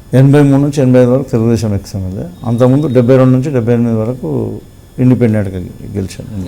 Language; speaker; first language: Telugu; native; Telugu